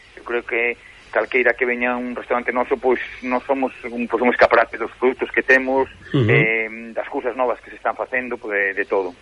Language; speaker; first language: Galician; native; Galician